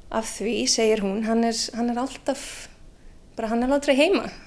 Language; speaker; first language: Icelandic; non-native, fluent; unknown